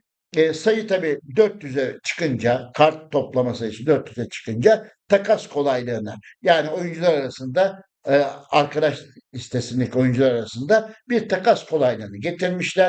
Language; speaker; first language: Turkish; native; Turkish